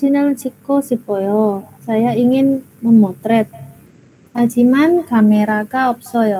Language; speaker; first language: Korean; non-native, learner; Indonesian